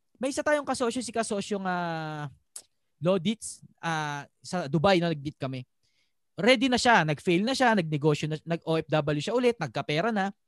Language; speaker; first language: Filipino; native; Filipino